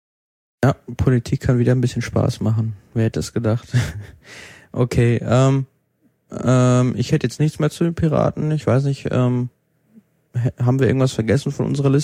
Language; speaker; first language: German; native; German